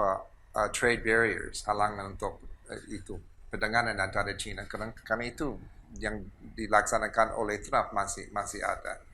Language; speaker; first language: Indonesian; non-native, fluent; English